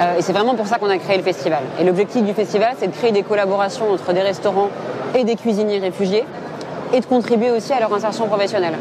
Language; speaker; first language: French; native; French